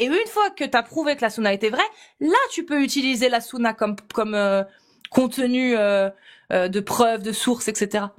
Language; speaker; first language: French; native; French